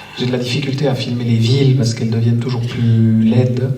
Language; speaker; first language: French; native; French